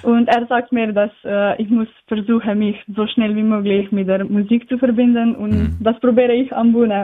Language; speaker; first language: German; non-native, learner; Slovenian